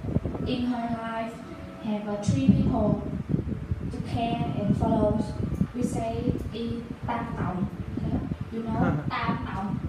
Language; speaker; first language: English; non-native, learner; Vietnamese